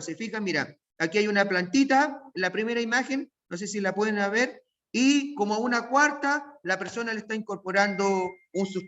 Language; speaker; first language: Spanish; native; Spanish